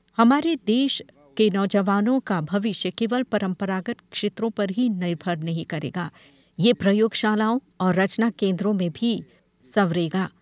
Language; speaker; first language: Hindi; non-native, local second language; Morisyen